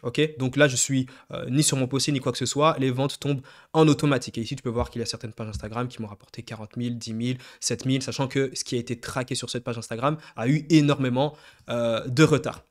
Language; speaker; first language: French; native; French